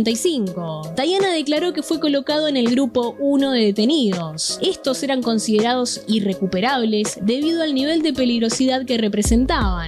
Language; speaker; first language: Spanish; native; Spanish